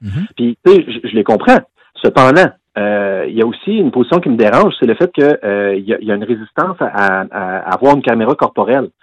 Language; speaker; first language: French; native; French